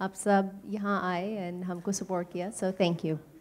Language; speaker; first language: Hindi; non-native, learner; English